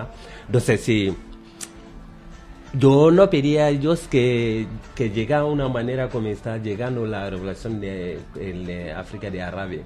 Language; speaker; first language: Spanish; non-native, learner; Bambara